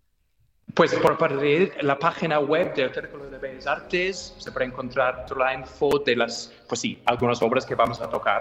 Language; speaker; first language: Spanish; non-native, fluent; English